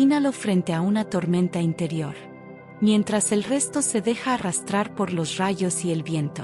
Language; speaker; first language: Spanish; native; Spanish